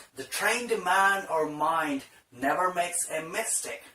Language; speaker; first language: English; non-native, local second language; Telugu